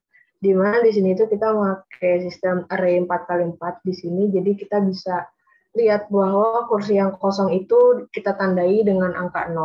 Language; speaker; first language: Indonesian; native; Indonesian